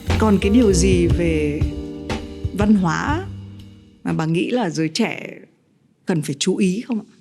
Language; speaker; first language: Vietnamese; native; Vietnamese